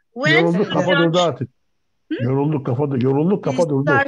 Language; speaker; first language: Turkish; native; Turkish